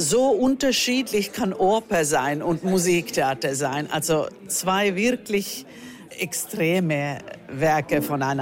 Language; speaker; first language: German; non-native, fluent; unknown